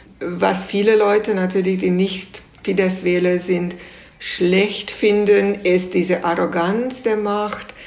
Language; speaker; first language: German; non-native, fluent; Hungarian